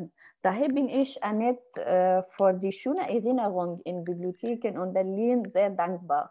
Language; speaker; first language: German; non-native, learner; Arabic